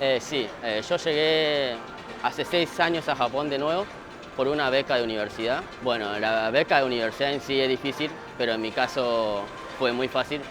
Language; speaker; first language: Spanish; early bilingual, other home language; Japanese